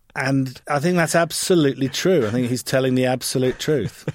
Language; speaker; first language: English; native; English